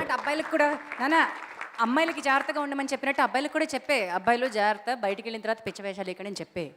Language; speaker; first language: Telugu; native; Telugu